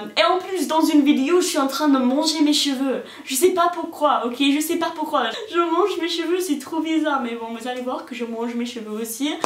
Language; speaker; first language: French; non-native, fluent; English